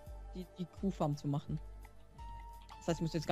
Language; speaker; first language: German; native; German